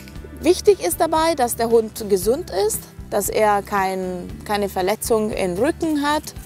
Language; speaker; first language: German; non-native, fluent; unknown